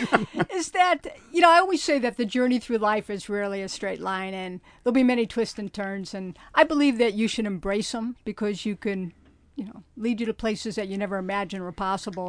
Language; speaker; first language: English; native; English